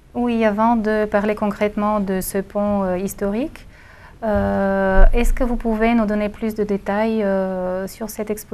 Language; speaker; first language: French; non-native, fluent; Bulgarian